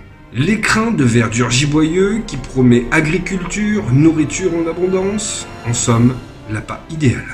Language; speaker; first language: French; native; French